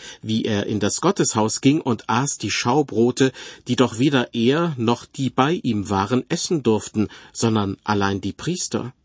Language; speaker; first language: German; native; German